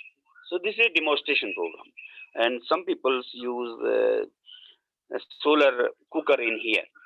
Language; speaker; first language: English; non-native, learner; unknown